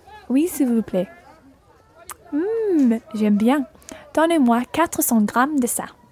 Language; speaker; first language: French; non-native, learner; English